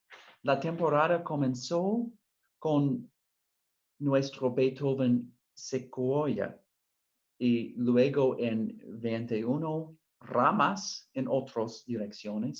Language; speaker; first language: Spanish; non-native, fluent; English